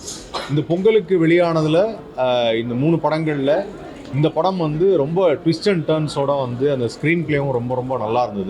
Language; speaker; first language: Tamil; native; Tamil